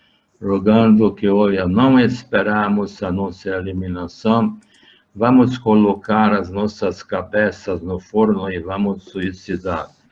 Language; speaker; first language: Portuguese; non-native, fluent; Hungarian